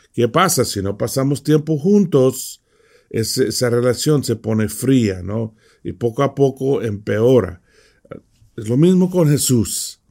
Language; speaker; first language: Spanish; early bilingual, heritage; Spanish